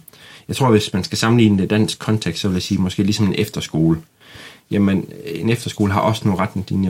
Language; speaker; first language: Danish; native; Danish